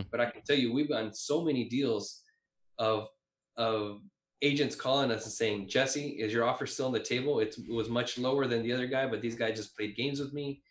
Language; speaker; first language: English; native; English